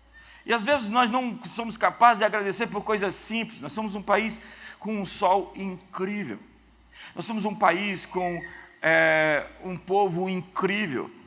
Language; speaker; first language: Portuguese; native; Portuguese